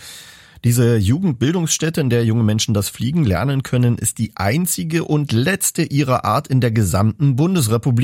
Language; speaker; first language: German; native; German